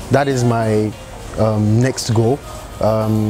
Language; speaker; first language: English; native; English